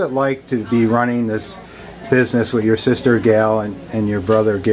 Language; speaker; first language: English; native; English